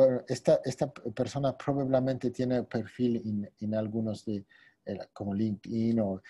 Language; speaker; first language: Spanish; non-native, fluent; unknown